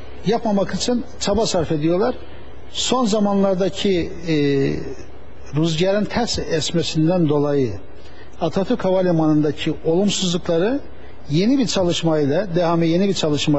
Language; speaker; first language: Turkish; native; Turkish